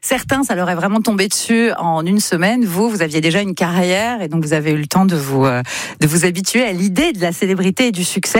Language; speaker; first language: French; native; French